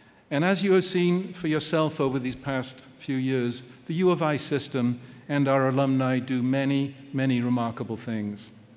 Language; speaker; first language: English; native; English